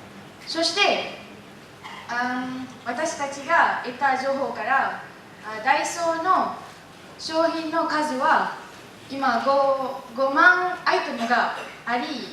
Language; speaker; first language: Japanese; non-native, learner; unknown